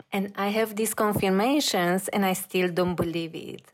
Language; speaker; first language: English; non-native, fluent; Romanian